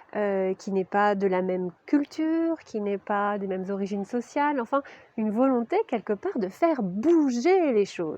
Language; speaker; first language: French; native; French